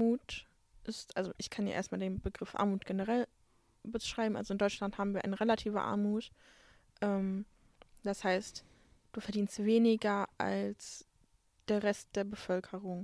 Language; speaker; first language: German; native; German